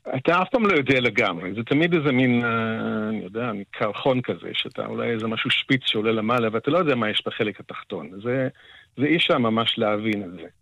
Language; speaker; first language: Hebrew; non-native, fluent; English